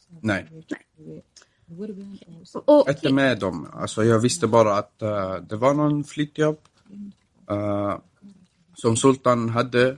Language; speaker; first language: Swedish; non-native, fluent; Arabic